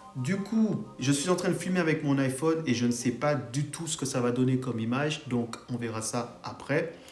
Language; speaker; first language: French; non-native, fluent; English